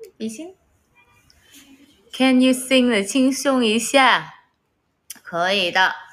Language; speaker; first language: Chinese; non-native, learner; Vietnamese